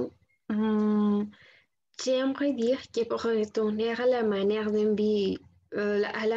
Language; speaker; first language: French; non-native, learner; Spanish